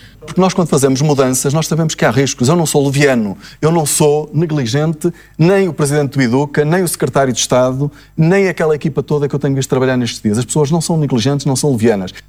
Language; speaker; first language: Portuguese; native; Portuguese